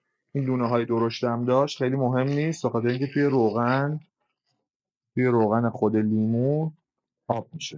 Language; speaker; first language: Persian; native; Persian